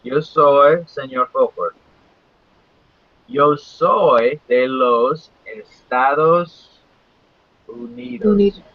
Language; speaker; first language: Spanish; non-native, fluent; English